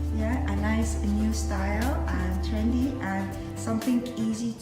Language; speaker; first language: English; non-native, fluent; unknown